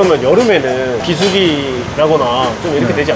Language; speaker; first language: Korean; native; Korean